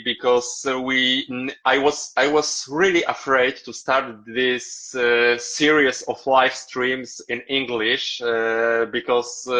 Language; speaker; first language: English; non-native, learner; Polish